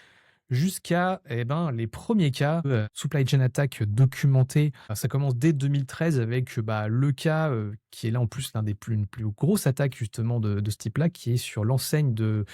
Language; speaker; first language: French; native; French